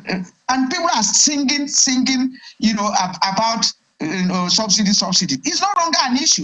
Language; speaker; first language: English; non-native, local second language; Igbo